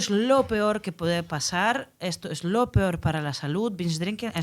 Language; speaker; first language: Spanish; non-native, fluent; Russian